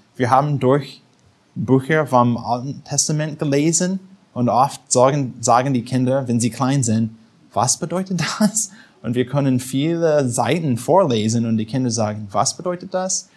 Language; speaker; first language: German; non-native, fluent; English